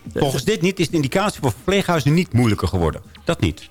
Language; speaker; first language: Dutch; native; Dutch